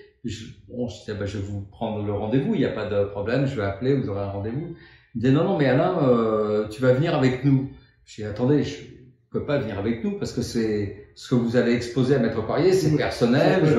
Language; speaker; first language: French; native; French